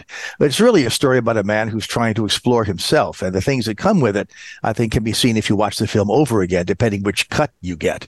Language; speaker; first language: English; native; English